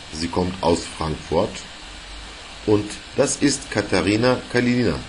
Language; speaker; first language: German; non-native, fluent; Turkish